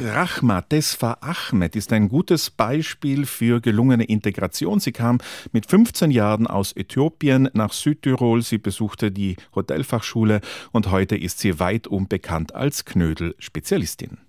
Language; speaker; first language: German; native; German